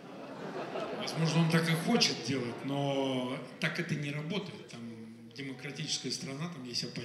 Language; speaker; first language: Russian; native; Russian